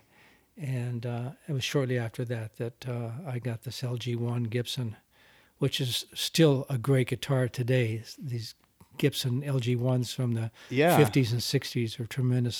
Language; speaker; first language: English; native; English